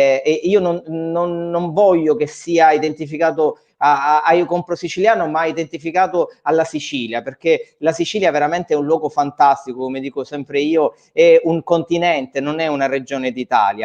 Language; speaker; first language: Italian; native; Italian